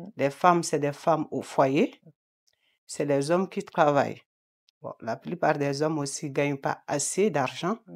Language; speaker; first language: French; non-native, local second language; Bambara